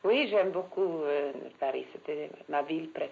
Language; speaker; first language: French; non-native, fluent; Swedish